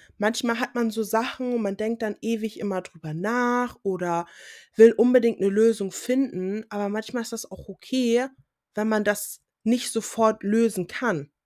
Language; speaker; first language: German; native; German